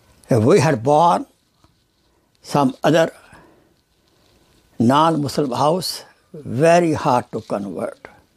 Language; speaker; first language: English; non-native, local second language; Urdu